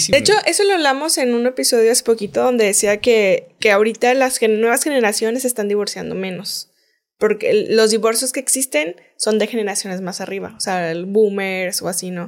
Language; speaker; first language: Spanish; native; Spanish